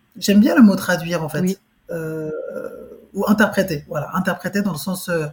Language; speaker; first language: French; early bilingual, other home language; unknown